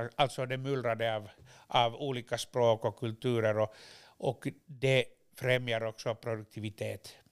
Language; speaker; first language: Swedish; non-native, local second language; Finnish